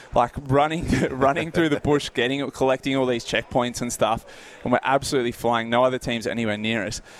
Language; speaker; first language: English; native; English